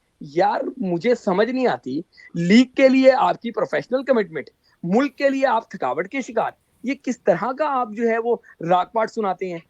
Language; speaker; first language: Urdu; non-native, local second language; Punjabi